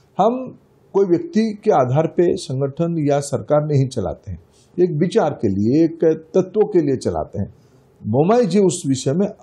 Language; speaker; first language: Hindi; non-native, local second language; Odia